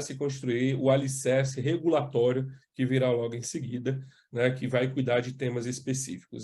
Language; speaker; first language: Portuguese; native; Portuguese